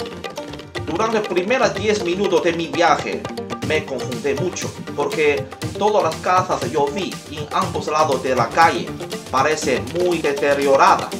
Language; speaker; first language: Spanish; non-native, learner; Chinese